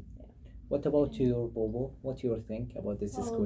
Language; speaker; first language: English; non-native, learner; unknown